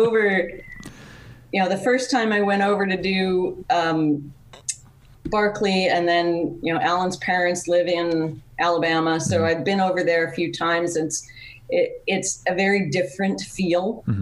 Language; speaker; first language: English; native; English